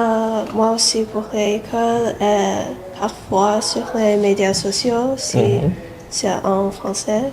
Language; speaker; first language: French; non-native, local second language; Chinese